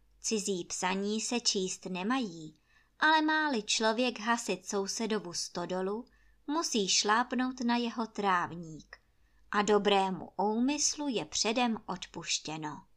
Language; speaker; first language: Czech; native; Czech